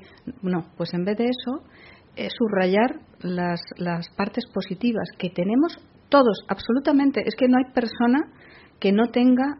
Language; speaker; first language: Spanish; native; Spanish